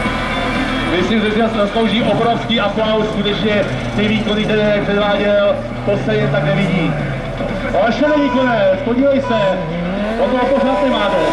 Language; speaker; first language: Czech; native; Czech